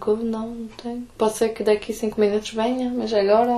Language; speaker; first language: Portuguese; early bilingual, heritage; Portuguese